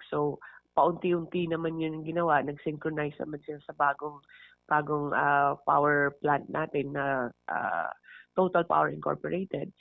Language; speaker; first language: Filipino; non-native, local second language; Hiligaynon